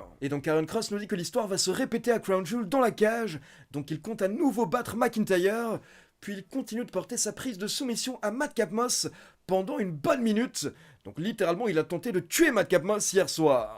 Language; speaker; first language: French; native; French